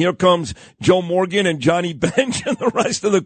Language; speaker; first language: English; native; English